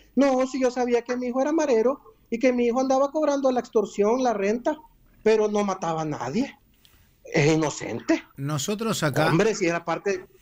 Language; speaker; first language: Spanish; native; Spanish